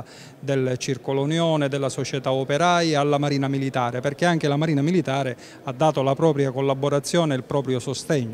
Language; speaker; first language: Italian; native; Italian